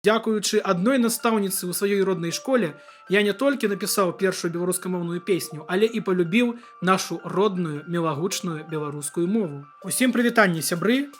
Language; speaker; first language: Belarusian; non-native, local second language; Russian